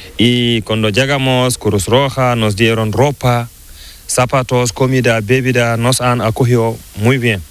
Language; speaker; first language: Spanish; non-native, learner; Fula